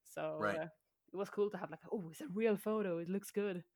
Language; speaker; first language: English; non-native, fluent; Swedish